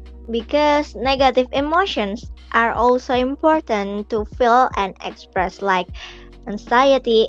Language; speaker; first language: English; non-native, fluent; Indonesian